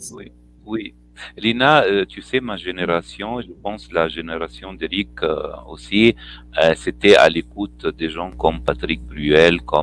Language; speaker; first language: French; non-native, fluent; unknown